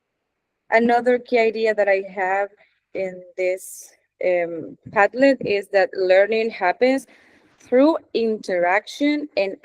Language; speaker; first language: English; non-native, fluent; Spanish